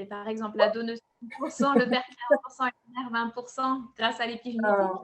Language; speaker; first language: French; native; French